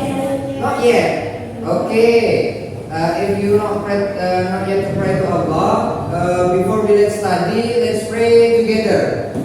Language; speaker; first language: English; non-native, fluent; Indonesian